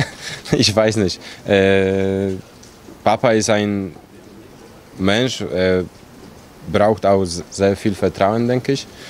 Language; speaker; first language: German; non-native, fluent; Polish